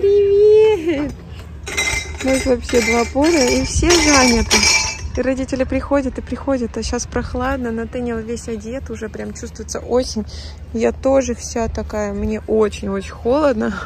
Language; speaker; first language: Russian; native; Russian